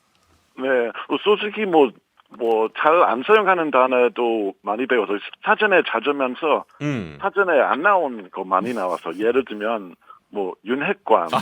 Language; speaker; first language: Korean; non-native, fluent; English